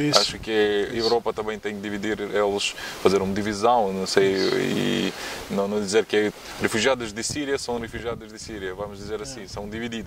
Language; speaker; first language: Portuguese; non-native, learner; Russian